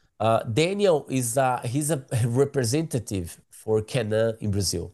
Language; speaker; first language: English; non-native, learner; Portuguese